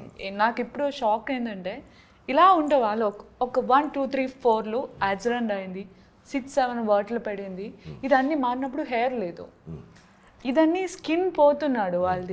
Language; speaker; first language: Telugu; non-native, learner; Malayalam